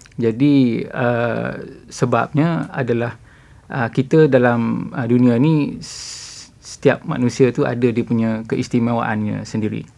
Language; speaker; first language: Malay; native; Malay